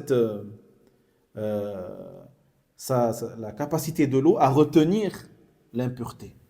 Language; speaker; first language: French; native; French